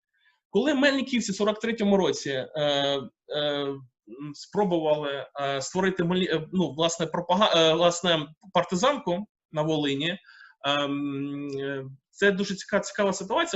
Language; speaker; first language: Ukrainian; native; Ukrainian